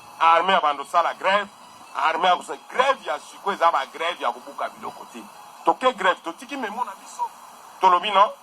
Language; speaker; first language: Lingala; non-native, local second language; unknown